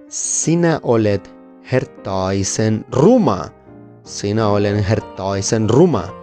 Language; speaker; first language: Finnish; non-native, learner; Spanish